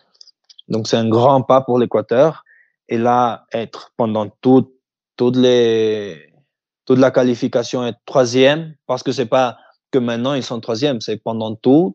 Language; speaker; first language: French; early bilingual, heritage; French